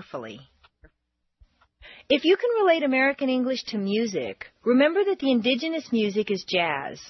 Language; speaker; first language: English; native; English